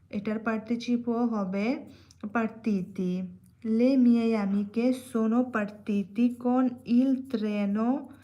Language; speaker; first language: Bangla; native; Bangla